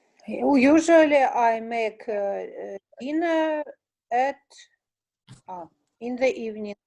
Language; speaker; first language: English; non-native, learner; Russian